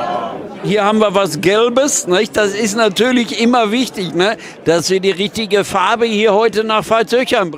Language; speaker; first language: German; native; German